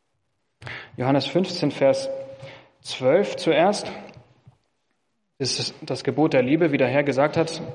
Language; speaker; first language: German; non-native, fluent; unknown